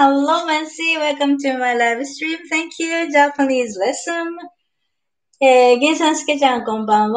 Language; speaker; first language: English; non-native, learner; Japanese